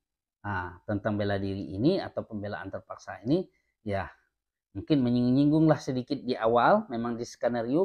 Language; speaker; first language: Indonesian; native; Indonesian